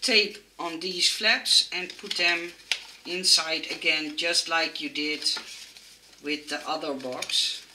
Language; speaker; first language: English; non-native, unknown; Dutch